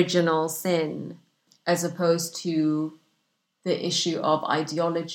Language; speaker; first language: English; non-native, fluent; Arabic